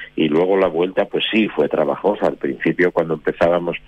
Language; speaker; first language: Spanish; native; Spanish